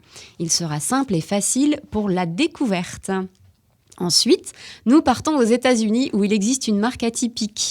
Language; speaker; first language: French; native; French